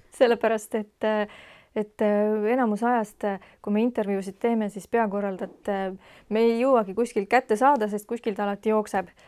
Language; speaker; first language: Estonian; native; Estonian